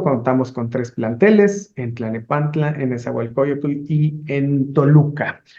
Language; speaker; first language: Spanish; native; Spanish